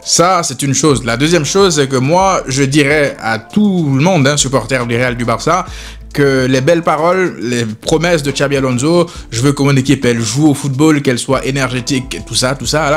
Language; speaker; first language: French; native; French